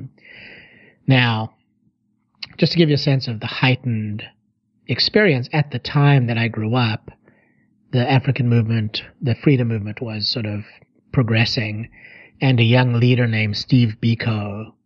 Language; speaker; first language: English; native; English